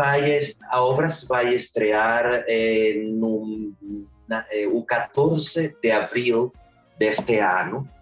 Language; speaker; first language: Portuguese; early bilingual, heritage; Spanish